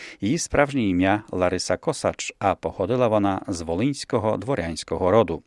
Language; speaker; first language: Ukrainian; early bilingual, heritage; Ukrainian